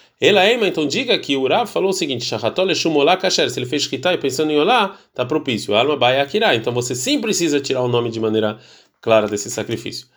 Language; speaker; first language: Portuguese; early bilingual, heritage; Portuguese